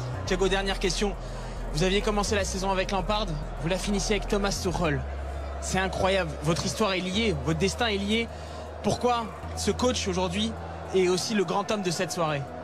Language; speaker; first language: French; native; French